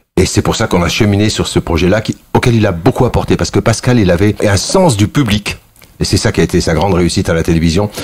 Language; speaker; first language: French; early bilingual, other home language; Kabyle